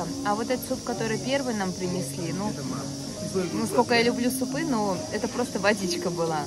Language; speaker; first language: Russian; native; Russian